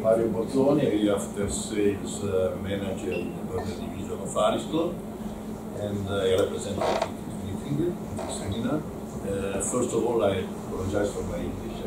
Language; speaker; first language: English; non-native, learner; Italian